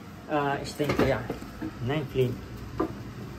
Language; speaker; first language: German; non-native, learner; Filipino